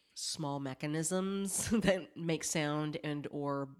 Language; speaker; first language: English; native; English